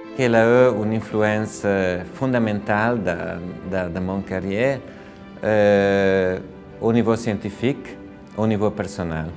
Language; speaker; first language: French; non-native, fluent; Italian